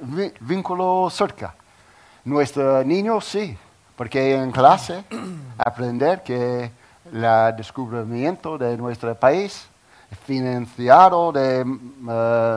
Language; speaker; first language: Spanish; non-native, learner; English